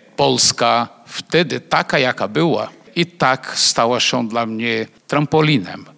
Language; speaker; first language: Polish; non-native, fluent; Portuguese